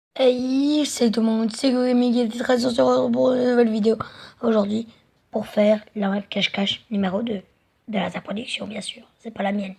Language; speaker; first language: French; native; French